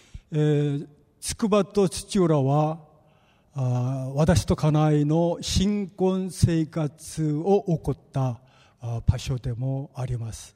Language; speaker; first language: Japanese; non-native, fluent; Korean